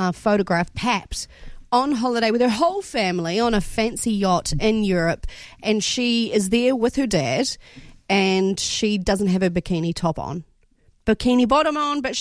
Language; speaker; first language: English; native; English